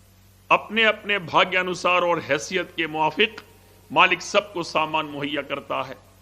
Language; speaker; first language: Hindi; native; Hindi